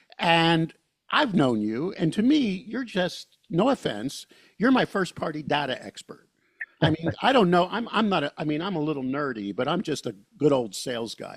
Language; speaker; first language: English; native; English